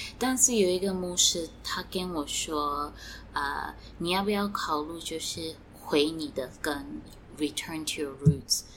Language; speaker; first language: Chinese; non-native, fluent; Swati